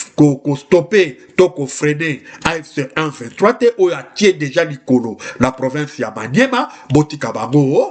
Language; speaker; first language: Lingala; native; Lingala